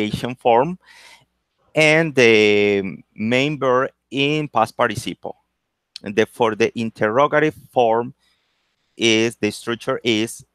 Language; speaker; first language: English; non-native, learner; Spanish